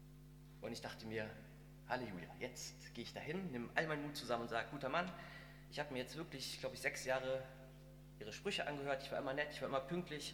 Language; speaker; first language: German; native; German